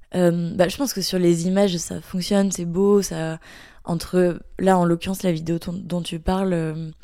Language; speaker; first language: French; native; French